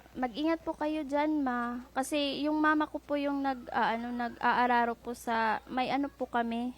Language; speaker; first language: Filipino; non-native, local second language; Cebuano